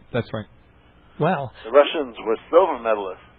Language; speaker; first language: English; native; English